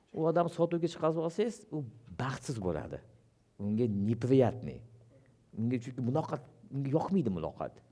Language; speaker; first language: Uzbek; non-native, local second language; Russian